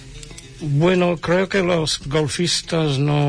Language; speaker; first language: Spanish; non-native, fluent; English